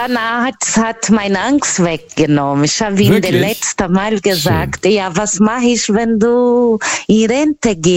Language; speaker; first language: German; non-native, learner; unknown